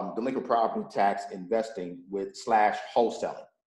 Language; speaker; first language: English; native; English